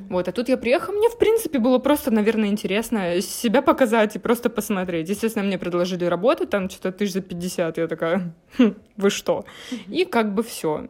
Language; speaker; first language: Russian; native; Russian